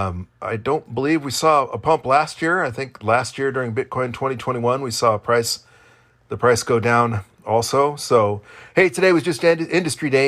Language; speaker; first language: English; native; English